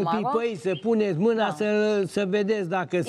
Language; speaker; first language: Romanian; native; Romanian